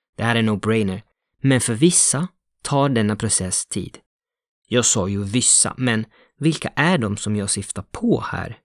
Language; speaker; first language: Swedish; non-native, fluent; Italian